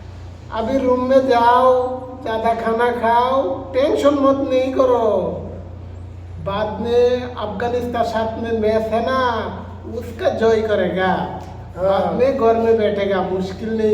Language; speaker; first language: Hindi; non-native, learner; Bangla